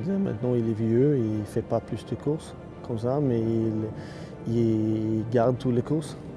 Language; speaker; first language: French; non-native, learner; Swedish